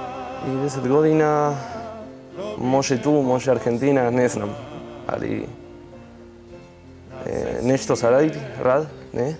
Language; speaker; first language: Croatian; early bilingual, heritage; Spanish